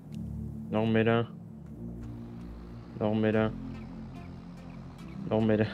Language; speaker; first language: German; native; German